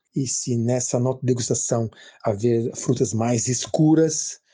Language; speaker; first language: Portuguese; native; Portuguese